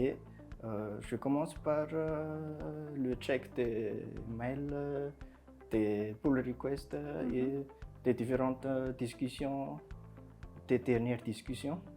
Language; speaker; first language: French; non-native, local second language; Malagasy